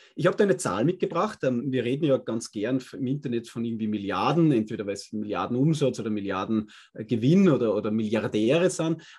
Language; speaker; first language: German; native; German